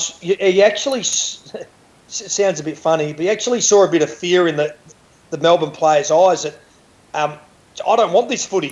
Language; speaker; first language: English; native; English